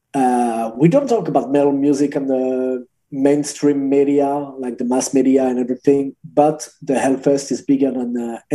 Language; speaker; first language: English; non-native, learner; French